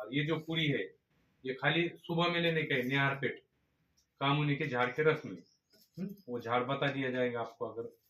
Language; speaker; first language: Hindi; non-native, local second language; Marathi